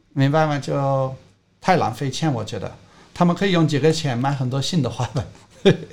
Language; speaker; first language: Chinese; non-native, fluent; English